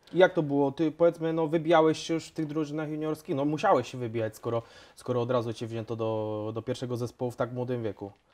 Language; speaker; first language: Polish; native; Polish